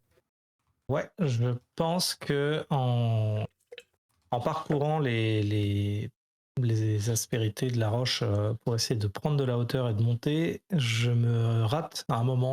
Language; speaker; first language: French; native; French